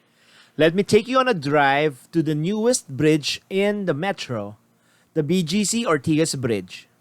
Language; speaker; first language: English; non-native, local second language; Filipino